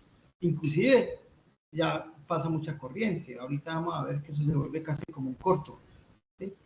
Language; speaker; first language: Spanish; native; Spanish